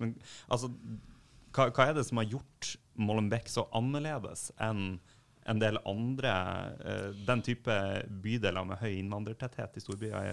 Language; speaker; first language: Norwegian; native; Norwegian